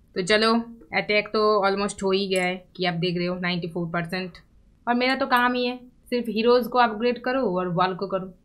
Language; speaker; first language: Hindi; non-native, local second language; Bangla